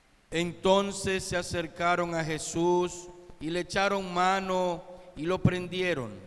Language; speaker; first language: Spanish; native; Spanish